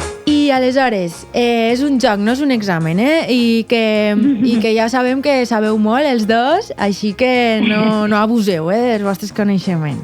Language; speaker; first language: Catalan; native; Catalan